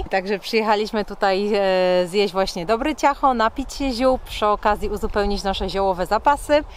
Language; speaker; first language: Polish; native; Polish